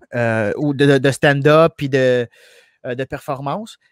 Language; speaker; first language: French; native; French